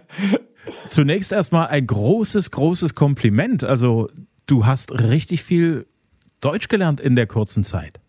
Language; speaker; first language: German; native; German